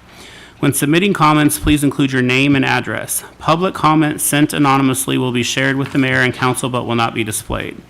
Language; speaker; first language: English; native; English